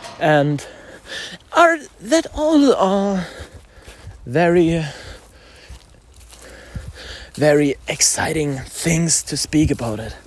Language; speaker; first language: English; non-native, learner; German